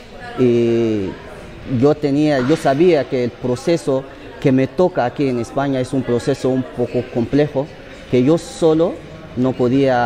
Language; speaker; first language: Spanish; non-native, fluent; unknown